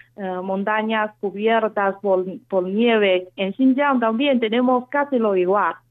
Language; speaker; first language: Spanish; non-native, fluent; Chinese